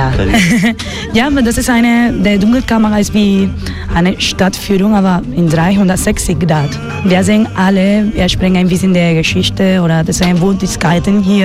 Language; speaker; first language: German; non-native, learner; Spanish